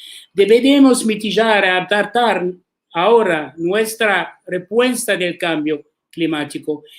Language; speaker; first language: Spanish; non-native, learner; Arabic